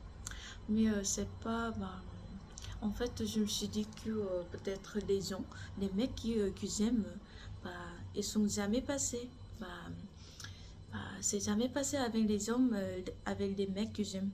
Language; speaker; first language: French; non-native, learner; Korean